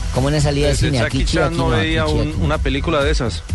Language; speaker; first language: Spanish; native; Spanish